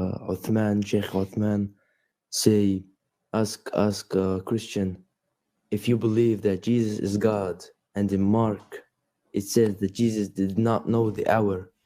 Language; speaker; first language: English; non-native, learner; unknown